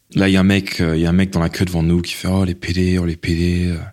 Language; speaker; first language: French; non-native, fluent; English